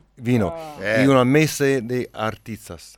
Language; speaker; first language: Spanish; non-native, learner; English